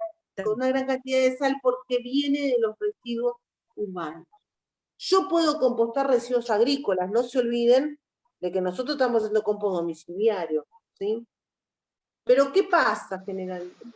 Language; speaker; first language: Spanish; native; Spanish